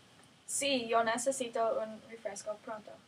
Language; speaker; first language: Spanish; non-native, learner; English